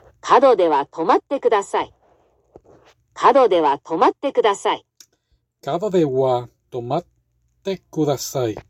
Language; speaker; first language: Japanese; non-native, learner; English